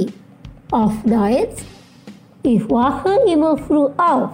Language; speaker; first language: German; non-native, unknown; Indonesian